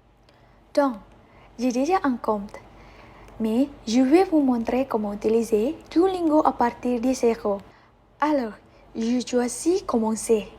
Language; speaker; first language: French; non-native, learner; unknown